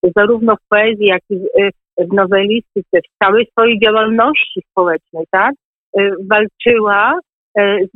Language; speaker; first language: Polish; native; Polish